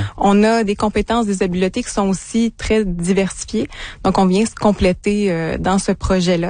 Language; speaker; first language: French; native; French